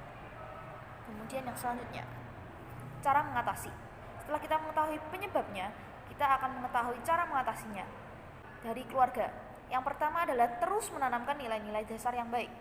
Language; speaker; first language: Indonesian; native; Indonesian